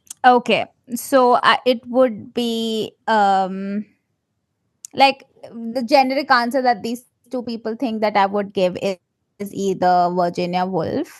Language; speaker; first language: English; non-native, local second language; Malayalam